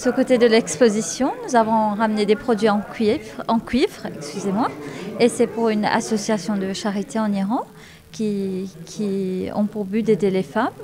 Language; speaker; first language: French; non-native, fluent; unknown